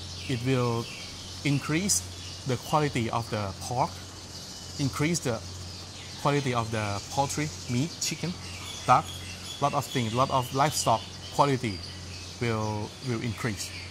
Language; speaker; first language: English; non-native, fluent; Thai